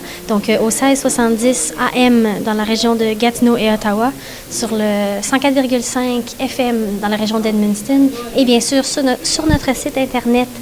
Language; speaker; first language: French; native; French